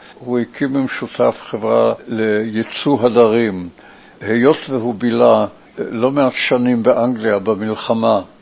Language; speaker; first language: Hebrew; native; Hebrew